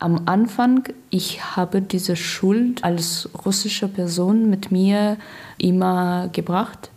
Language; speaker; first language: German; non-native, learner; Russian